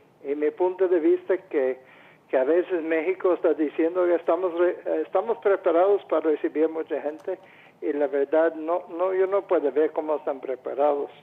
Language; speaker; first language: Spanish; non-native, fluent; English